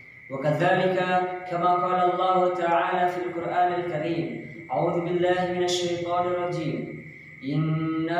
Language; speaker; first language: Arabic; non-native, learner; Indonesian